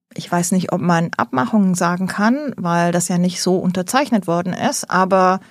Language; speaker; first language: German; native; German